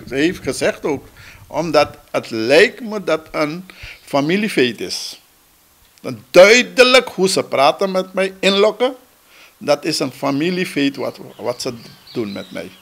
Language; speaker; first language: Dutch; non-native, local second language; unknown